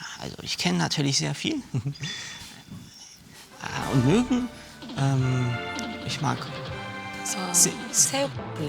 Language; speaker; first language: German; non-native, learner; Korean